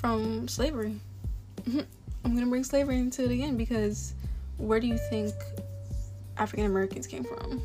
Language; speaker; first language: English; native; English